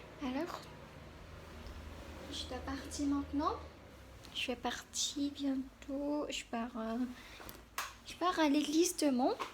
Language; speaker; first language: French; non-native, learner; Korean